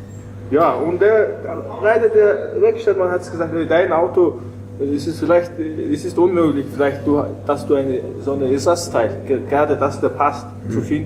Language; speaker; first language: German; non-native, learner; Mongolian